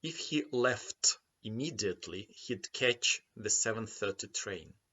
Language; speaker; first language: English; non-native, fluent; Ukrainian